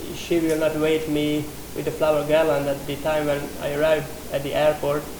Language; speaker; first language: English; non-native, fluent; Hungarian